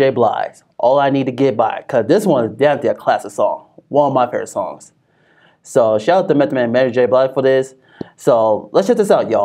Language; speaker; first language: English; native; English